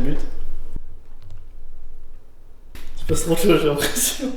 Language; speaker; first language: French; native; French